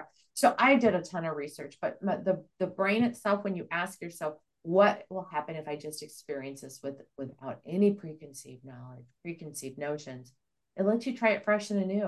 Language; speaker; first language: English; native; English